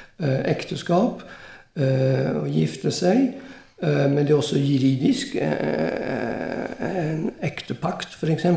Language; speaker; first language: Norwegian; non-native, fluent; French